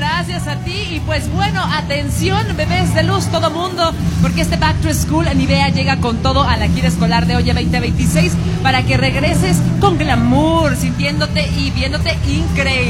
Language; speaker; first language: Spanish; native; Spanish